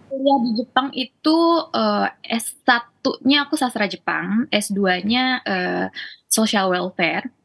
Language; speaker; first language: Indonesian; native; Indonesian